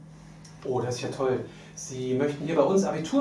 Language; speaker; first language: German; native; German